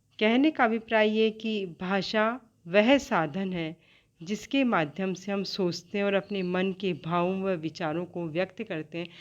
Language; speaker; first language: Hindi; native; Hindi